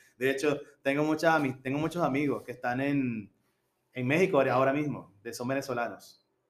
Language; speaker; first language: Spanish; native; Spanish